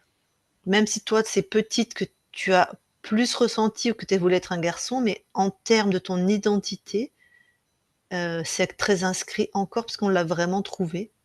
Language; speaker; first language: French; native; French